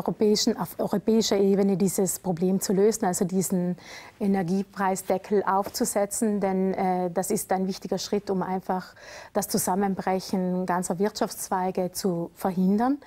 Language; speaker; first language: German; native; German